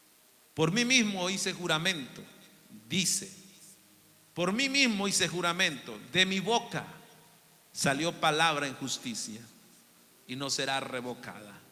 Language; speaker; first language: Spanish; native; Spanish